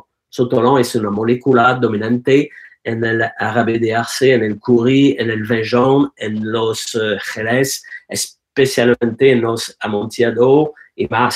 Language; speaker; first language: Spanish; non-native, learner; French